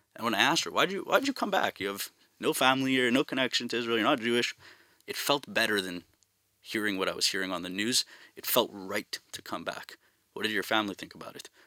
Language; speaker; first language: English; native; English